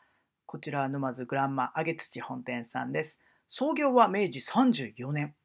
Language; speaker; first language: Japanese; native; Japanese